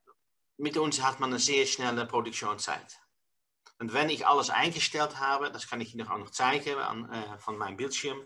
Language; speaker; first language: German; non-native, learner; Dutch